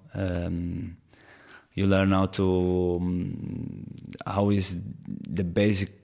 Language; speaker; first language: English; non-native, fluent; Portuguese